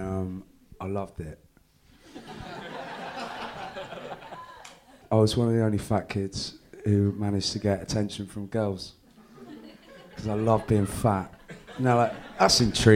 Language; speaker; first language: English; native; English